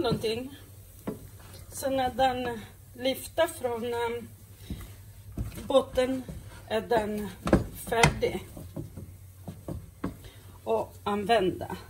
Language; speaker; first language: Swedish; non-native, fluent; Portuguese